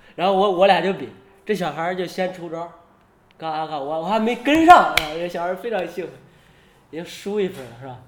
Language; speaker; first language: Chinese; native; Chinese